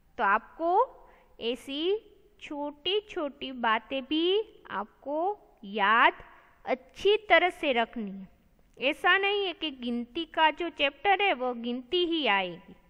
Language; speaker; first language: Hindi; non-native, local second language; Gujarati